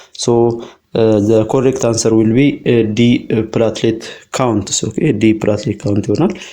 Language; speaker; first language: English; non-native, local second language; Amharic